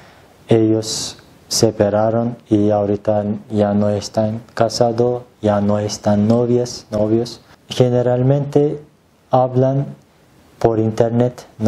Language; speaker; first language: Spanish; non-native, learner; Turkish